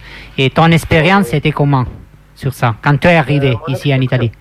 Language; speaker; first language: French; non-native, fluent; Italian